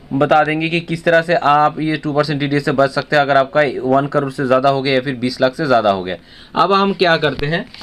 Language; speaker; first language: Hindi; non-native, local second language; Bangla